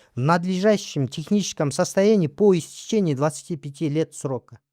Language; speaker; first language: Russian; non-native, local second language; Kyrgyz